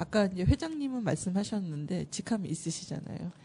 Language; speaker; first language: Korean; native; Korean